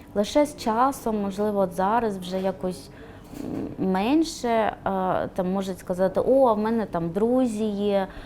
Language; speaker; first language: Ukrainian; non-native, local second language; Romany